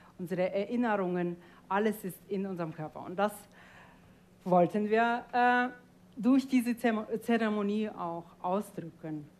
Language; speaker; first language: German; non-native, fluent; Tajik